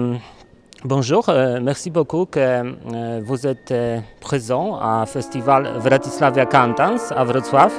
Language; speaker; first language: French; non-native, learner; Polish